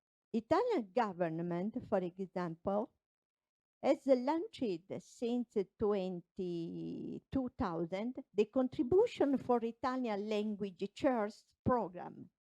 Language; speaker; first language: English; non-native, fluent; Italian